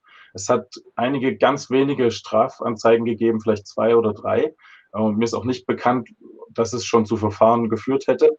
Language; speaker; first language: German; native; German